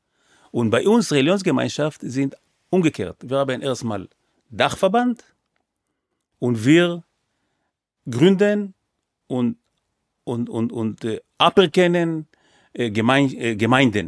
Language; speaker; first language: German; non-native, fluent; Hebrew